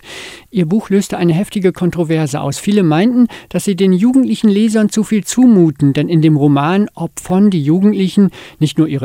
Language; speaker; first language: German; native; German